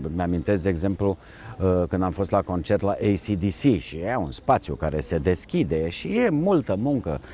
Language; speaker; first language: Romanian; native; Romanian